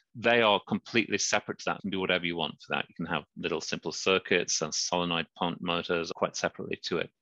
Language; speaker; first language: English; native; English